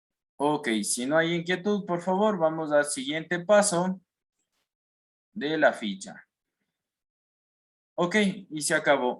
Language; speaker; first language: Spanish; native; Spanish